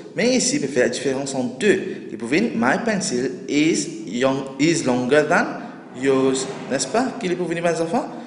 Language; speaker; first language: French; non-native, local second language; Morisyen